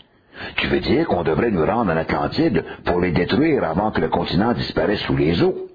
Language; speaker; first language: French; native; French